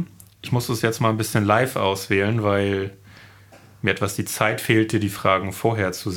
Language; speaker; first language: German; native; German